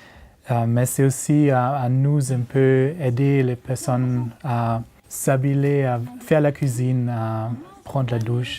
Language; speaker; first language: French; non-native, learner; German